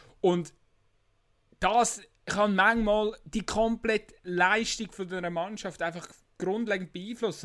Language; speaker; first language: German; native; German